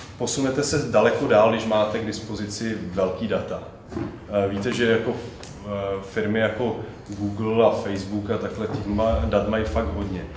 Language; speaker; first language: Czech; native; Czech